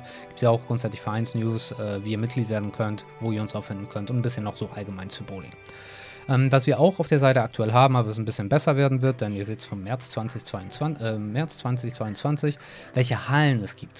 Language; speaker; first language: German; native; German